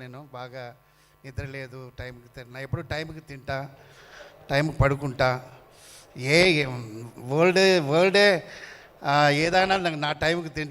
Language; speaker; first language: Telugu; non-native, learner; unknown